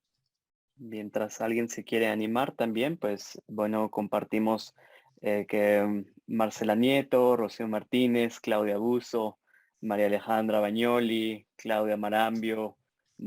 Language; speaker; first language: Spanish; native; Spanish